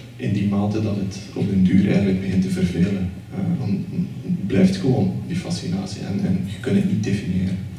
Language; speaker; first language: Dutch; native; Dutch